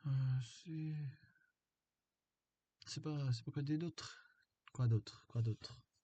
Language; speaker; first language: French; non-native, learner; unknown